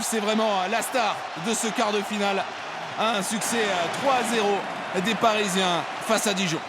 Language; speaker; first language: French; native; French